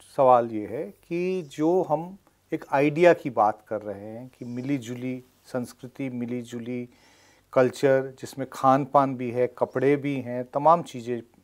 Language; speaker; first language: Hindi; non-native, local second language; Bangla